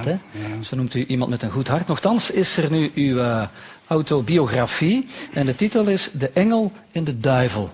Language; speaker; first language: Dutch; native; Dutch